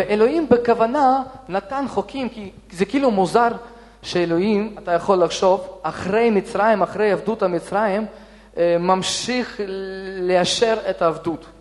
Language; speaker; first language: Hebrew; non-native, fluent; Russian